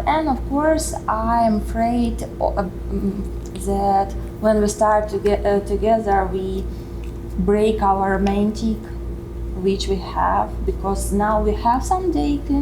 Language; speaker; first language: English; non-native, learner; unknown